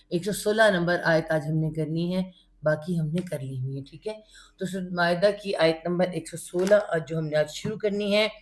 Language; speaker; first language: Urdu; native; Urdu